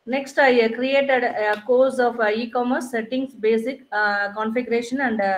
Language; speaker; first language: English; non-native, local second language; Tamil